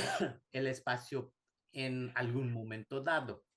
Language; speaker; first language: Spanish; non-native, fluent; Bangla